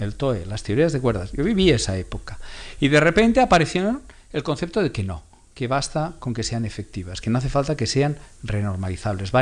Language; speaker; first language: Spanish; non-native, local second language; Catalan